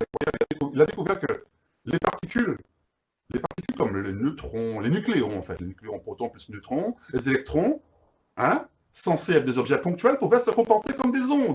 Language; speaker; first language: French; native; French